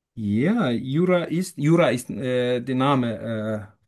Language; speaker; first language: German; non-native, fluent; Turkish